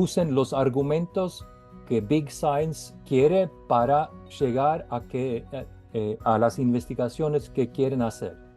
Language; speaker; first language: Spanish; non-native, fluent; Norwegian